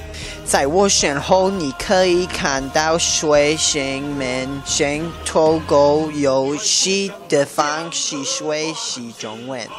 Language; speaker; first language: Chinese; non-native, learner; English